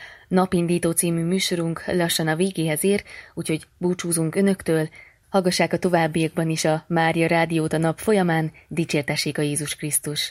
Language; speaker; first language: Hungarian; native; Hungarian